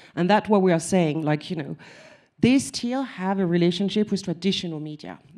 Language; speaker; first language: English; non-native, fluent; French